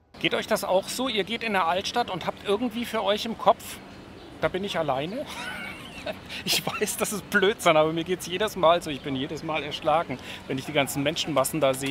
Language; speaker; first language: German; native; German